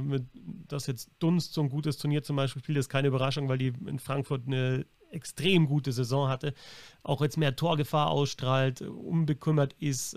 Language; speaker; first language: German; native; German